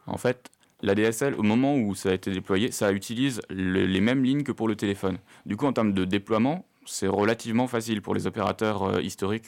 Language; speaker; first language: French; native; French